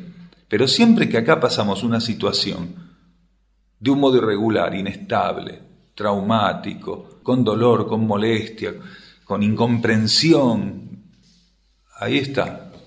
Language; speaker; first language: Spanish; native; Spanish